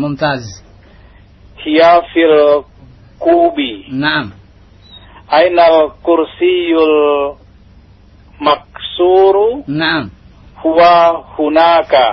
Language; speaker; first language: Arabic; non-native, learner; Indonesian